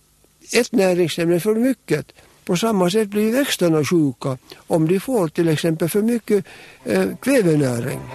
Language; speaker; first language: Swedish; native; Swedish